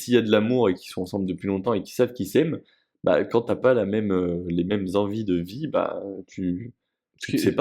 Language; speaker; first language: French; native; French